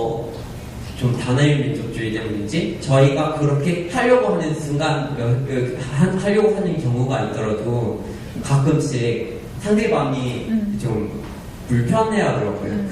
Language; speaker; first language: Korean; non-native, fluent; English